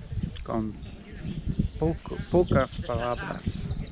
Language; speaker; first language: Spanish; non-native, learner; English